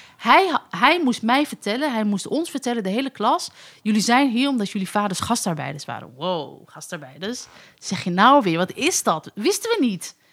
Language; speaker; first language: Dutch; early bilingual, other home language; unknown